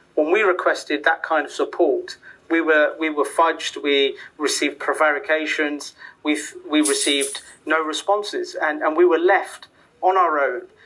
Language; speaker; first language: English; native; English